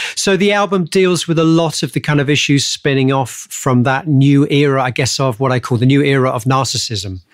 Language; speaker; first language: English; native; English